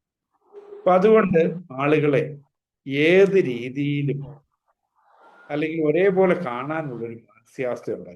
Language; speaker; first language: Malayalam; native; Malayalam